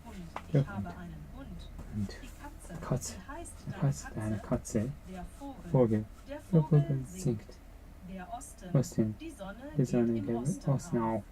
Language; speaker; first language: German; non-native, learner; Japanese